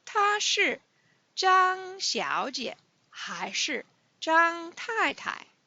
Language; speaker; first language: Chinese; non-native, fluent; English